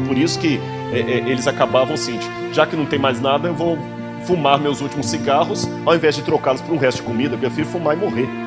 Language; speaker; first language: Portuguese; native; Portuguese